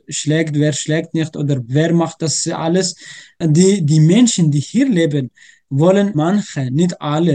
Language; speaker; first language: German; non-native, learner; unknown